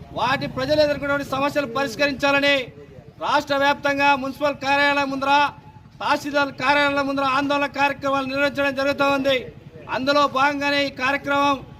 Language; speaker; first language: Telugu; native; Telugu